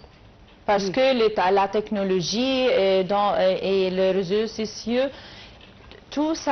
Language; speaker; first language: French; non-native, learner; Arabic